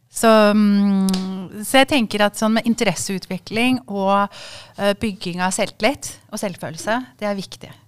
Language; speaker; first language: Norwegian; early bilingual, other home language; Kurdish